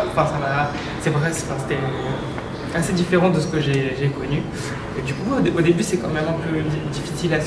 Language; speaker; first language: French; native; French